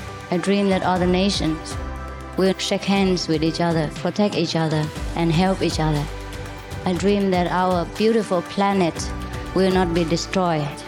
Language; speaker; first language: English; non-native, fluent; Vietnamese